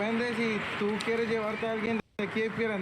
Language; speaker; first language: Spanish; native; Spanish